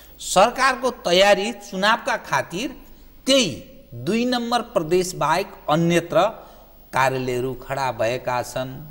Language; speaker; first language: Nepali; native; Nepali